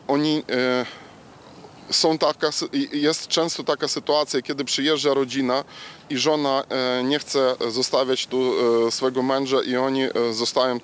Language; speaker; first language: Polish; non-native, local second language; Ukrainian